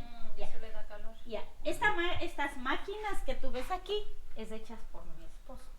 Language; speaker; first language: Spanish; native; Spanish